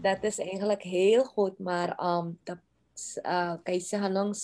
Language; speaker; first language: Dutch; non-native, local second language; Caribbean Hindustani